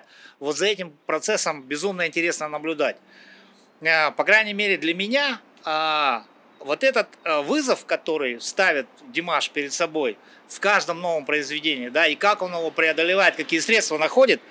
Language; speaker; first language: Russian; native; Russian